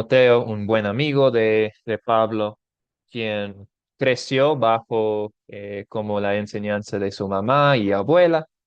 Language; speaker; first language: Spanish; non-native, fluent; English